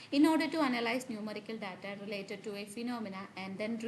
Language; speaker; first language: English; non-native, local second language; Malayalam